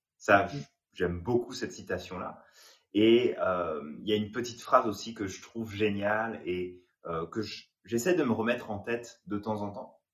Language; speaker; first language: French; native; French